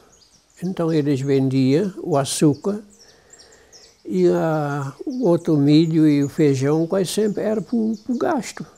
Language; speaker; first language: Portuguese; non-native, local second language; German